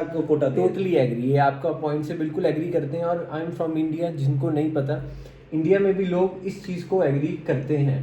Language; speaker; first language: Hindi; native; Hindi